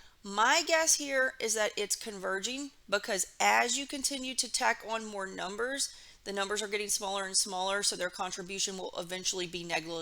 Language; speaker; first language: English; native; English